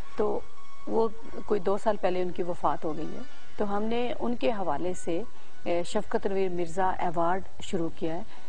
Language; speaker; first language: Urdu; non-native, local second language; Punjabi